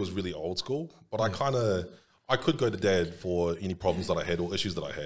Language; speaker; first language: English; native; English